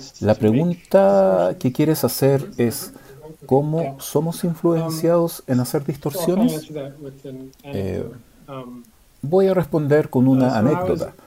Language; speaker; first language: Spanish; non-native, learner; English